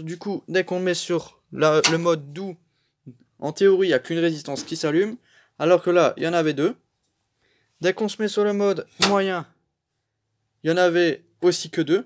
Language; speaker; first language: French; native; French